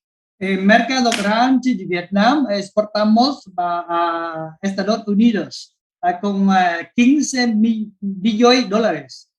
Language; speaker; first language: Spanish; non-native, learner; Vietnamese